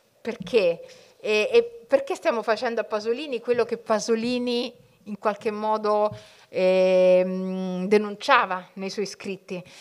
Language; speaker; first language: Italian; early bilingual, other home language; Somali